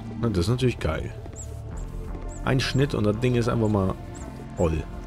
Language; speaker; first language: German; native; German